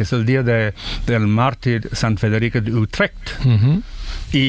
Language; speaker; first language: Spanish; non-native, fluent; English